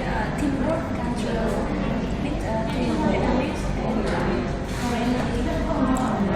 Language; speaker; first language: English; non-native, learner; Vietnamese